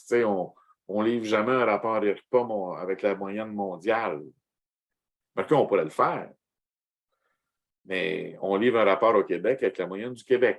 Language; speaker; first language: French; native; French